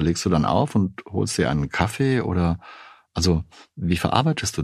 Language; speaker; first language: German; native; German